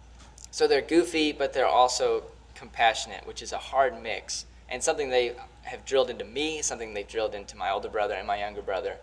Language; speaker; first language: English; native; English